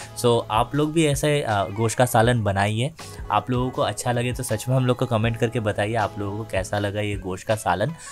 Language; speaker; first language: Hindi; native; Hindi